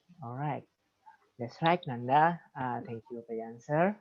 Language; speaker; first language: English; non-native, fluent; Indonesian